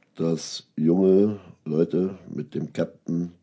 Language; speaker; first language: German; native; German